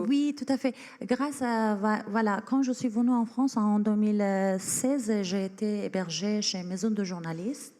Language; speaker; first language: French; non-native, fluent; Persian